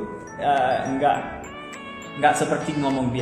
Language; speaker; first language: Indonesian; non-native, fluent; English